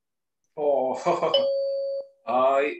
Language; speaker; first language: Japanese; non-native, learner; Indonesian